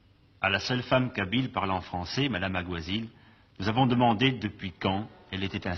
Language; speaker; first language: French; native; French